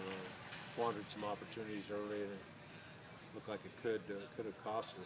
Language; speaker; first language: English; native; English